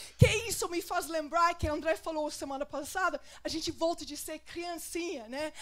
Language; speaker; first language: Portuguese; non-native, fluent; English